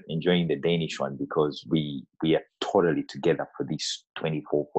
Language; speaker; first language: English; non-native, local second language; Ganda